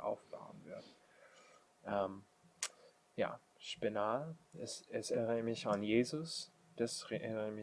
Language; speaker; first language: German; non-native, learner; English